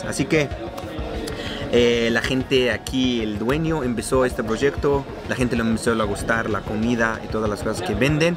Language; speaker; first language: Spanish; non-native, fluent; Arabic